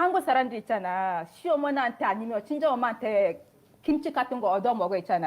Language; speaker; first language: Korean; non-native, learner; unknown